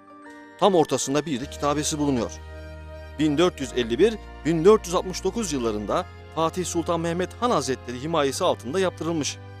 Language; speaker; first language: Turkish; native; Turkish